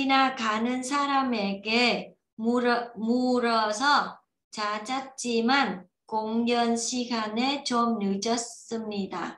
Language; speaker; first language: Korean; non-native, learner; Vietnamese